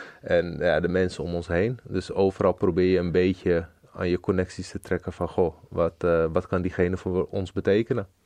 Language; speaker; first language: Dutch; native; Dutch